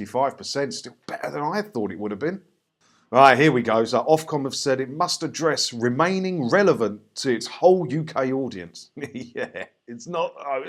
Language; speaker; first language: English; native; English